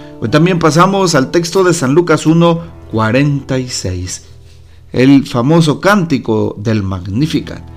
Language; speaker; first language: Spanish; native; Spanish